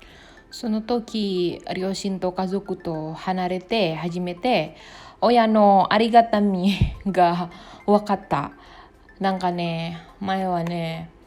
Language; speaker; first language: Japanese; non-native, learner; Indonesian